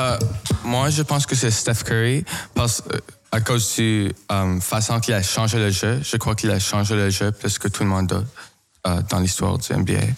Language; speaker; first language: French; non-native, local second language; English